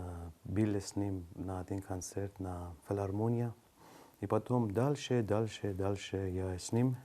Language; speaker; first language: Russian; non-native, learner; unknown